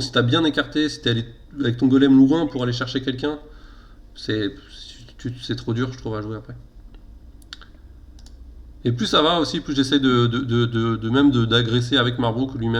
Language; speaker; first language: French; native; French